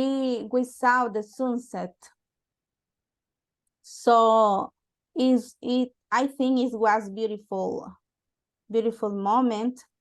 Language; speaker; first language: English; non-native, learner; Spanish